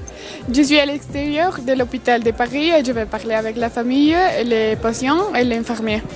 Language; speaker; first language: French; non-native, learner; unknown